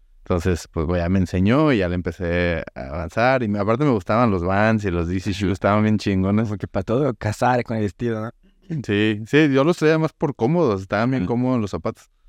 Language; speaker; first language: Spanish; native; Spanish